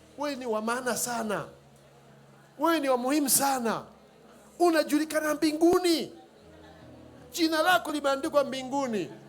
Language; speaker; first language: Swahili; native; Swahili